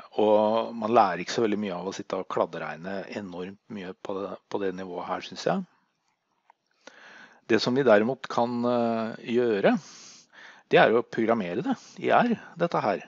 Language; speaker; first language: Norwegian; native; Norwegian